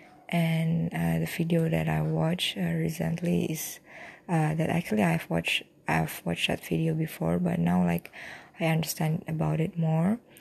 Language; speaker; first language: English; non-native, fluent; Indonesian